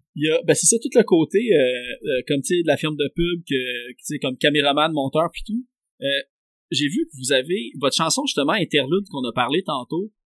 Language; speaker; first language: French; native; French